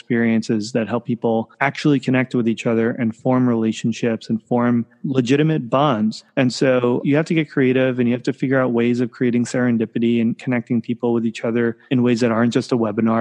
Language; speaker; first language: English; native; English